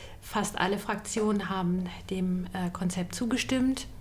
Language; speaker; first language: German; native; German